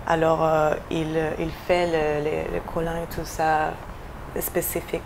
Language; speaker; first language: French; non-native, fluent; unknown